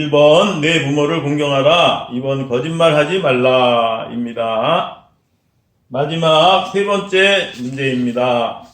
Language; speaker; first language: Korean; native; Korean